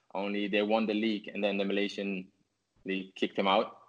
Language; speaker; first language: English; non-native, fluent; Dutch